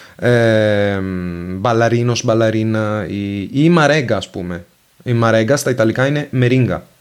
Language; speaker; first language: Greek; non-native, fluent; Venetian